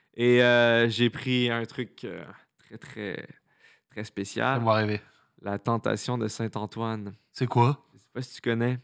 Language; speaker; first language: French; native; French